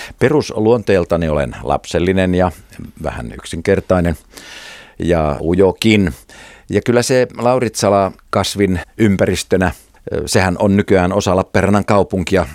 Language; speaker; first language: Finnish; native; Finnish